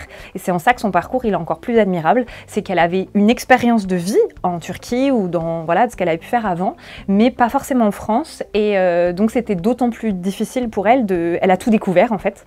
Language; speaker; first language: French; native; French